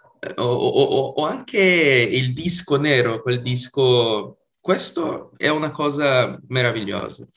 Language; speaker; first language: Italian; non-native, fluent; Portuguese